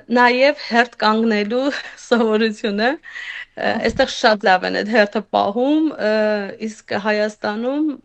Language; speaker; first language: Armenian; native; Armenian